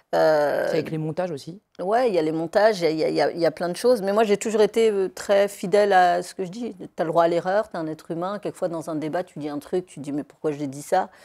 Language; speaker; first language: French; native; French